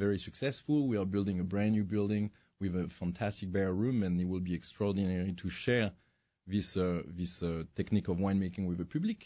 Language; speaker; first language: English; non-native, fluent; French